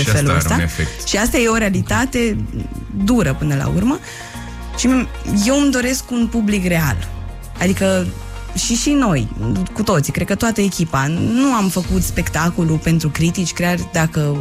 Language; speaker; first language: Romanian; native; Romanian